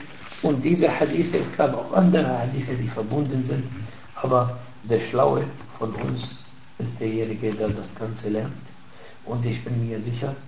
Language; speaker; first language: German; non-native, fluent; Arabic